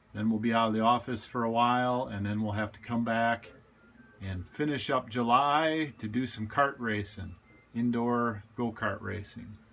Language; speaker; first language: English; native; English